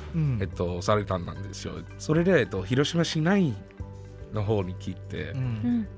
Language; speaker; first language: Japanese; non-native, fluent; English